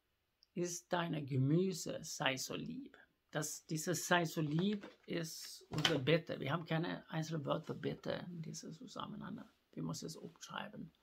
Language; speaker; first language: German; non-native, fluent; Swedish